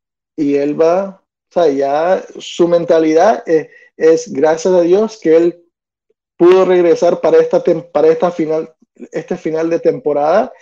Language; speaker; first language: Spanish; early bilingual, other home language; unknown